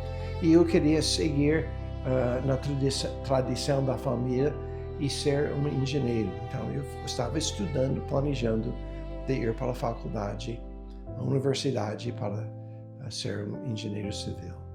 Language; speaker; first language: Portuguese; non-native, fluent; English